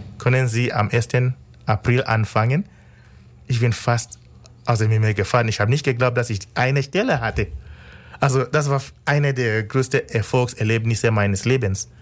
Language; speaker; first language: German; non-native, fluent; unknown